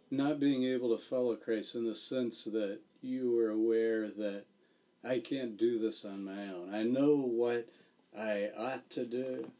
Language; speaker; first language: English; native; English